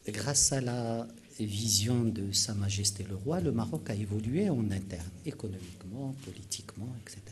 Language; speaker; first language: French; non-native, local second language; Arabic